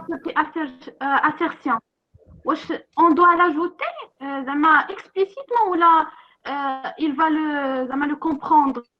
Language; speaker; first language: French; non-native, local second language; Arabic